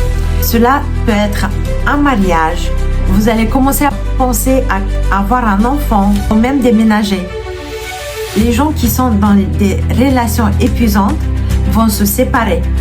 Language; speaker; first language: French; non-native, fluent; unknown